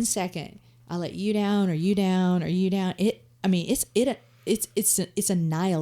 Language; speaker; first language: English; native; English